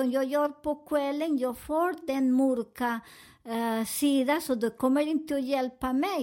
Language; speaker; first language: Swedish; non-native, learner; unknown